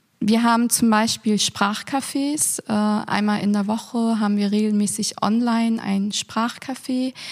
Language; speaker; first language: German; native; German